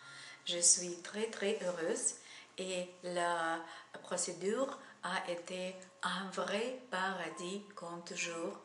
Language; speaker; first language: French; non-native, learner; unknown